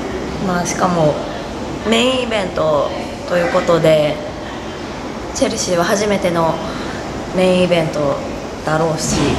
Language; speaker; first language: Japanese; native; Japanese